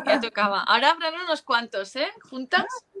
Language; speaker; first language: Spanish; native; Spanish